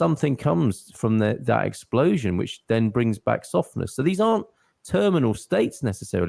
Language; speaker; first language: English; native; English